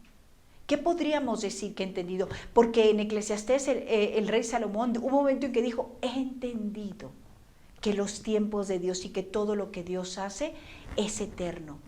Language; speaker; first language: Spanish; native; Spanish